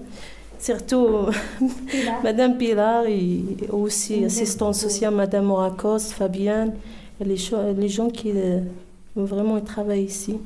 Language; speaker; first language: French; non-native, learner; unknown